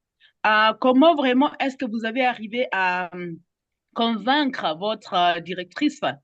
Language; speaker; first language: French; non-native, fluent; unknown